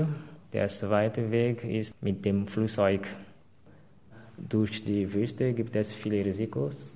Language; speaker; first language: German; non-native, fluent; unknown